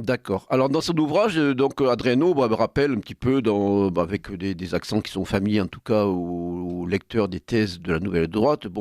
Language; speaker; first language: French; native; French